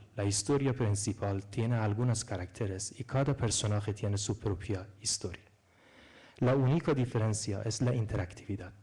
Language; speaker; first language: Spanish; non-native, fluent; Persian